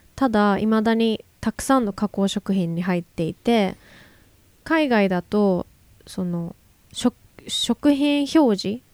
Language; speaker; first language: Japanese; native; Japanese